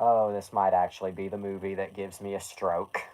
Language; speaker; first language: English; native; English